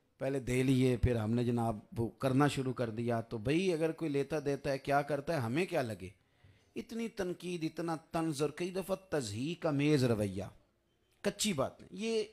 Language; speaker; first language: Urdu; non-native, local second language; Punjabi